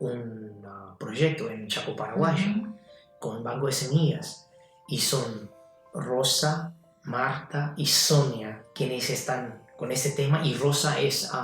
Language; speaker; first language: Spanish; non-native, fluent; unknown